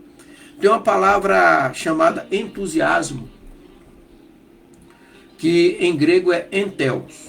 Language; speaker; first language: Portuguese; native; Portuguese